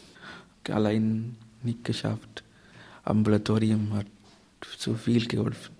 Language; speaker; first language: German; non-native, learner; Tamil